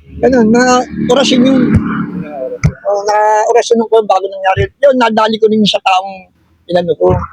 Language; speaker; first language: Filipino; native; Filipino